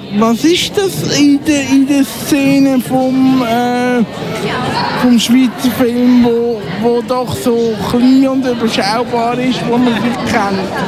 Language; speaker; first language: German; native; German